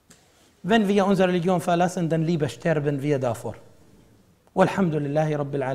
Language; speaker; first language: German; non-native, fluent; Arabic